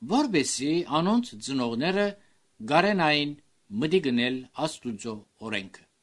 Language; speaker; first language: Armenian; early bilingual, heritage; Armenian